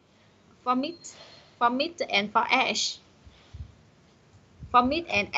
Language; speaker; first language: English; non-native, learner; Vietnamese